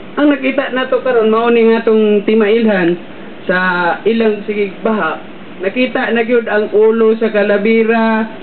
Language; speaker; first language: Cebuano; non-native, local second language; Maranao